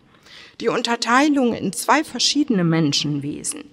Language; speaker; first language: German; native; German